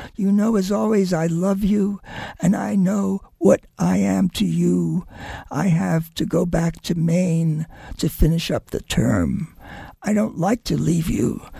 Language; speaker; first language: English; early bilingual, other home language; Spanish